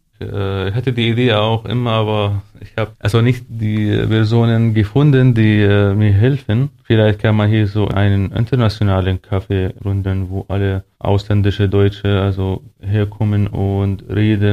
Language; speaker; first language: German; non-native, fluent; Arabic